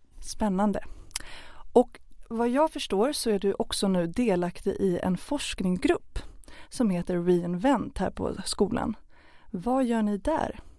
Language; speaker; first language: Swedish; native; Swedish